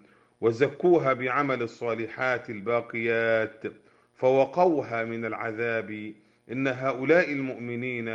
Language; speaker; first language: Arabic; native; Arabic